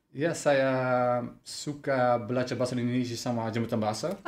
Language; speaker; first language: Indonesian; non-native, learner; Dutch